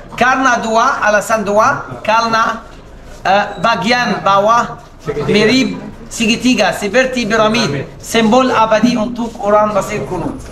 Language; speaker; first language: Indonesian; non-native, learner; Arabic